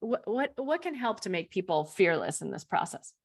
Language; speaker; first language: English; native; English